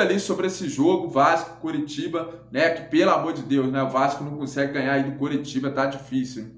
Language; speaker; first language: Portuguese; native; Portuguese